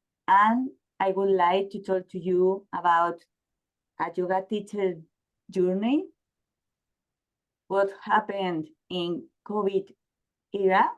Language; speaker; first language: English; non-native, learner; Spanish